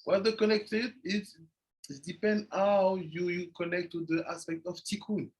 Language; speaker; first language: English; non-native, fluent; French